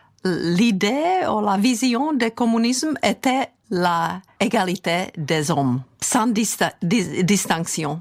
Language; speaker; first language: French; non-native, fluent; Czech